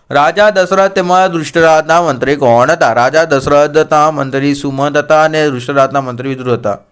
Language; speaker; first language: Gujarati; native; Gujarati